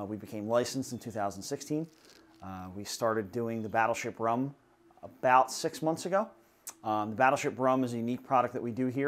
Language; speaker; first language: English; native; English